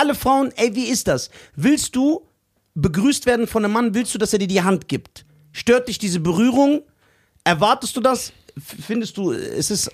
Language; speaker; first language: German; early bilingual, other home language; Persian